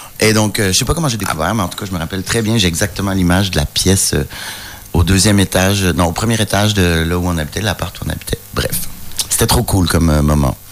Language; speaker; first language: French; native; French